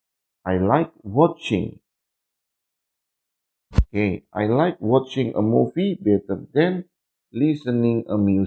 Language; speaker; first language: English; non-native, learner; Indonesian